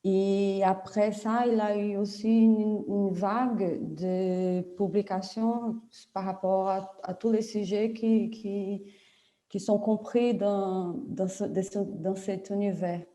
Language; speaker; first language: French; non-native, fluent; Portuguese